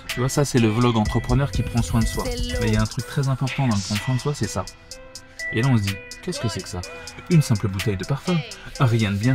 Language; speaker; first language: French; native; French